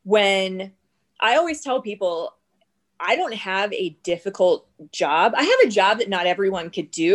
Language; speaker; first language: English; native; English